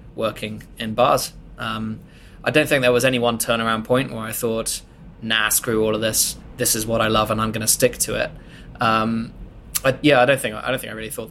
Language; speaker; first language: English; native; English